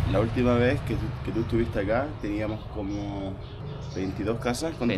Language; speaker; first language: Spanish; native; Spanish